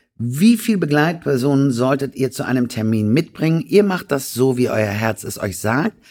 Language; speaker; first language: German; native; German